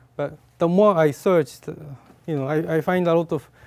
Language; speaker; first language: English; non-native, fluent; Japanese